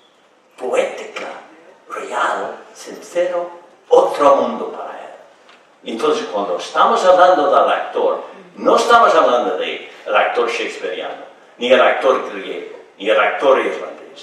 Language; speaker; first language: Spanish; non-native, fluent; English